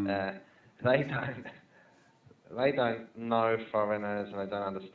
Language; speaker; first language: English; non-native, fluent; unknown